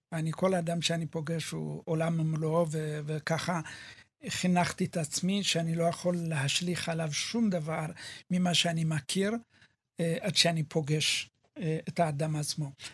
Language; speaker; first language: Hebrew; early bilingual, other home language; Amharic